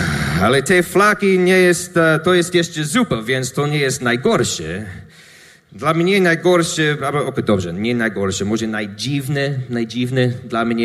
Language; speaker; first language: Polish; non-native, learner; English